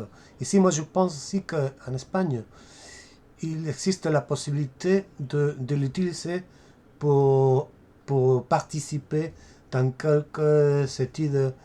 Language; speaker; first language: French; non-native, fluent; Spanish